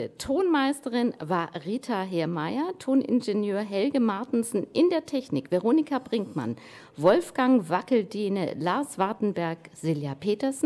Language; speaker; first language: German; native; German